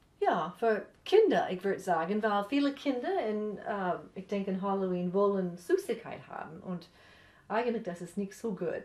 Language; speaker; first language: German; non-native, fluent; English